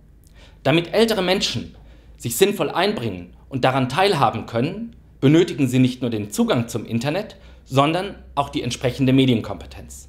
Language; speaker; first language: German; native; German